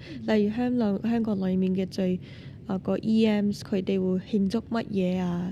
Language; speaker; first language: Cantonese; non-native, fluent; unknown